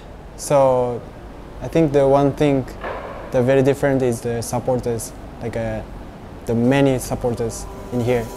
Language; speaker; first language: English; non-native, learner; Japanese